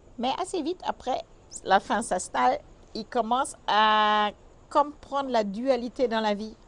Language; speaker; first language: French; non-native, fluent; German